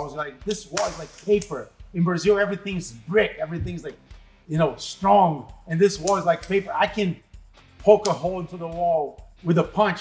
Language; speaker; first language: English; non-native, fluent; Portuguese